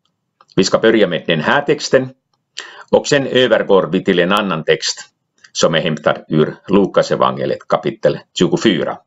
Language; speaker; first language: Swedish; non-native, local second language; Finnish